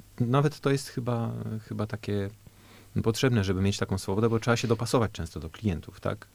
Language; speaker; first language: Polish; early bilingual, heritage; Polish